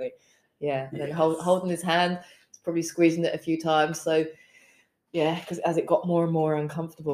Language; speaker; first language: English; native; English